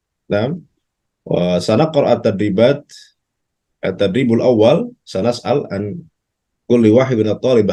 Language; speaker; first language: Arabic; non-native, fluent; Indonesian